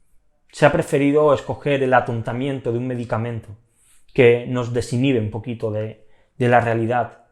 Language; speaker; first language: Spanish; native; Spanish